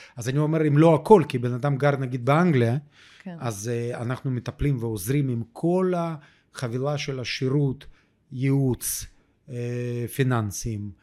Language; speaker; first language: Hebrew; non-native, fluent; Ukrainian